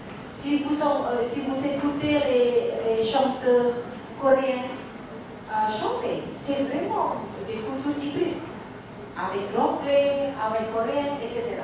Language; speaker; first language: French; non-native, fluent; Indonesian